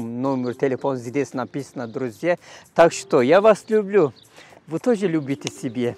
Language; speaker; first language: Russian; non-native, fluent; Turkish